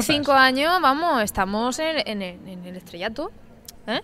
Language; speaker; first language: Spanish; native; Spanish